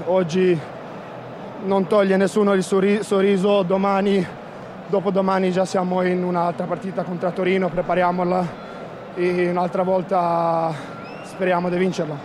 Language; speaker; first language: Italian; non-native, learner; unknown